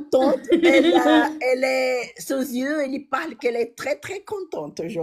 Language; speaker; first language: French; non-native, learner; Portuguese